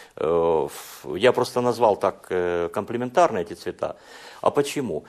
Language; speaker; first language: Russian; non-native, local second language; Hungarian